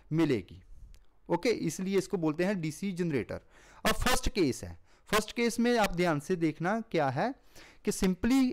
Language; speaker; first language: Hindi; non-native, local second language; Punjabi